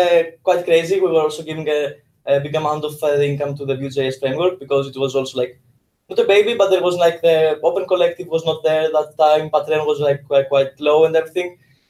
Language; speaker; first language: English; non-native, fluent; Greek